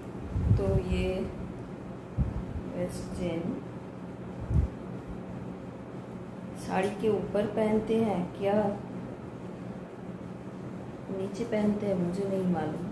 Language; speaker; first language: Hindi; non-native, local second language; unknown